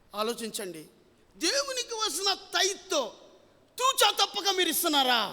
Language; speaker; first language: Telugu; non-native, local second language; Urdu